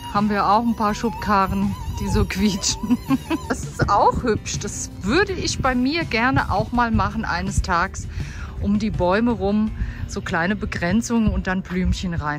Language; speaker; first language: German; native; German